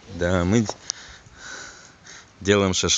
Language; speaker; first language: Russian; native; Russian